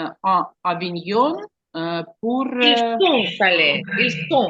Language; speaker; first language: French; non-native, learner; Ukrainian